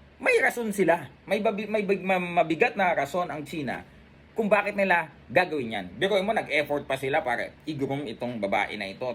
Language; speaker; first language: Filipino; native; Filipino